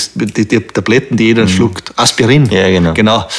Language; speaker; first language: German; native; German